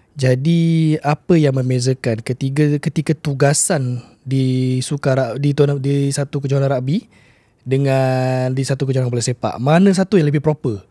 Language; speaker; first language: Malay; native; Malay